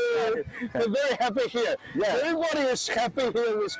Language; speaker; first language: English; non-native, learner; Chinese